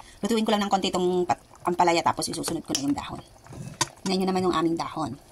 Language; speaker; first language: Filipino; non-native, local second language; Iloko